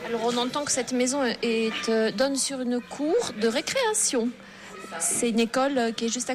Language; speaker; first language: French; native; French